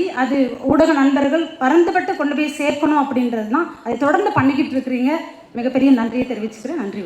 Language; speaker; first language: Tamil; native; Tamil